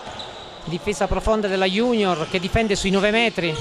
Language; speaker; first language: Italian; native; Italian